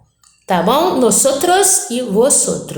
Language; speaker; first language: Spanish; non-native, fluent; Portuguese